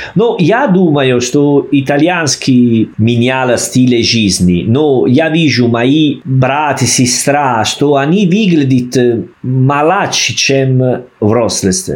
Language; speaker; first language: Russian; non-native, fluent; Italian